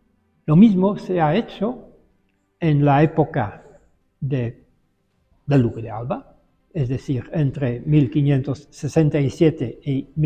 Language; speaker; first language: Spanish; non-native, fluent; Dutch